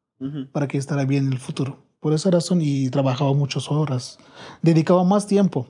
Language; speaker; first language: Spanish; non-native, learner; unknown